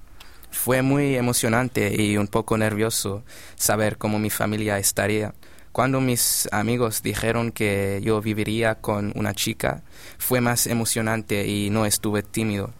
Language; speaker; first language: Spanish; non-native, learner; English